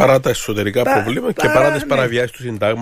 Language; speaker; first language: Greek; native; Greek